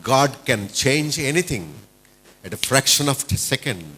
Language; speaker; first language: English; non-native, local second language; Telugu